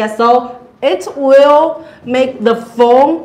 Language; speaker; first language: English; non-native, learner; Chinese